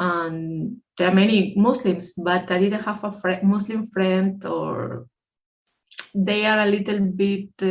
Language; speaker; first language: English; non-native, fluent; Spanish